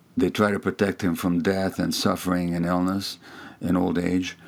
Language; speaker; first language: English; non-native, fluent; Hungarian